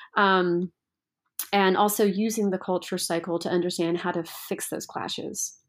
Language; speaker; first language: English; native; English